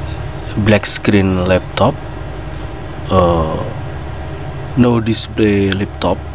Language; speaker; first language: English; non-native, learner; Indonesian